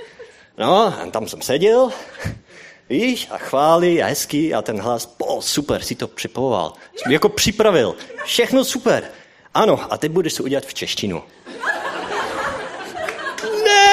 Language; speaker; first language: Czech; non-native, learner; Dutch